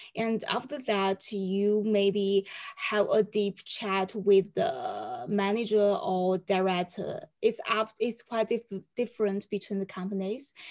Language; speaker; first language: English; non-native, fluent; Chinese